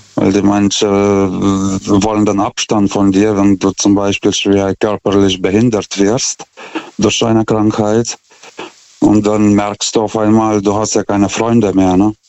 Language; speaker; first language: German; non-native, fluent; Lithuanian